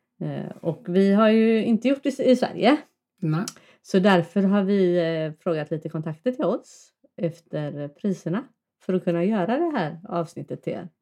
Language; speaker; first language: Swedish; native; Swedish